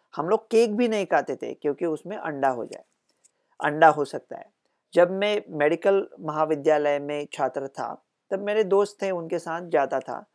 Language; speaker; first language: Hindi; non-native, local second language; Marathi